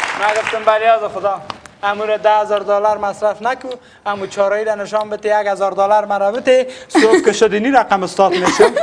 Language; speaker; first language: Persian; native; Persian